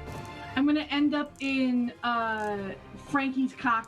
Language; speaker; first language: English; native; English